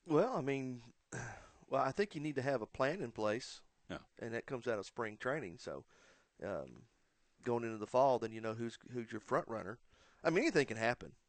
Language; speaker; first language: English; native; English